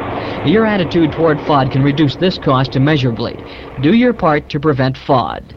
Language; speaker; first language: English; native; English